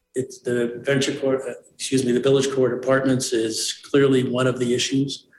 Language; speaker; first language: English; native; English